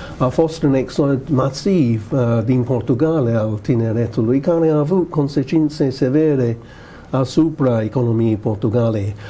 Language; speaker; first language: Romanian; non-native, fluent; English